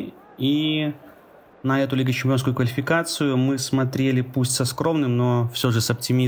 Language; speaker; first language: Russian; native; Russian